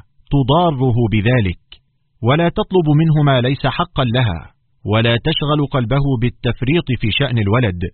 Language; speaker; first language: Arabic; native; Arabic